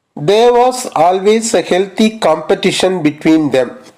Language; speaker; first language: English; non-native, local second language; Tamil